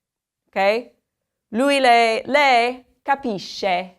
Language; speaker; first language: Italian; non-native, fluent; English